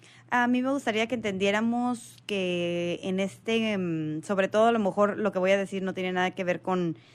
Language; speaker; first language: Spanish; native; Spanish